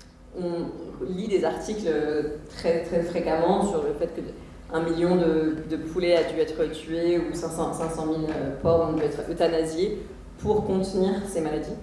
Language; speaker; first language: French; native; French